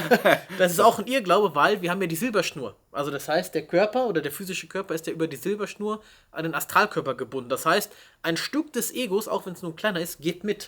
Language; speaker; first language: German; native; German